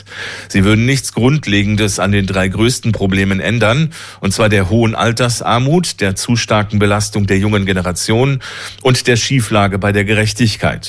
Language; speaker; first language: German; native; German